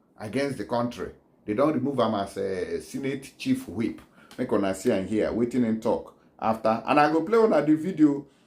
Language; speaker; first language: Nigerian Pidgin; native; Nigerian Pidgin